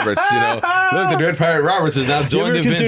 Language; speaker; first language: English; native; English